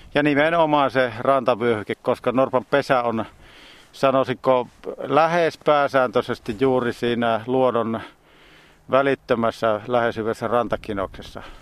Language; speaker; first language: Finnish; native; Finnish